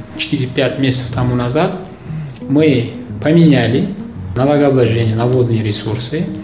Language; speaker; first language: Russian; non-native, local second language; Uzbek